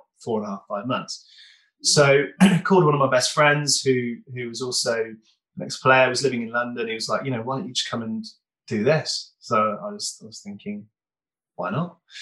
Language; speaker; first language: English; native; English